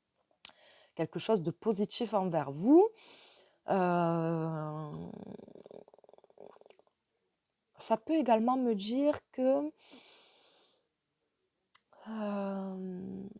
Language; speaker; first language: French; native; French